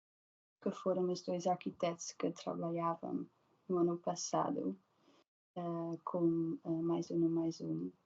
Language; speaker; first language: Portuguese; non-native, learner; Dutch